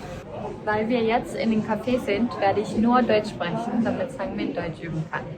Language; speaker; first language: German; early bilingual, heritage; Norwegian